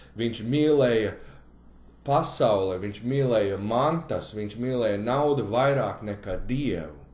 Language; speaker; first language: Latvian; early bilingual, heritage; Latvian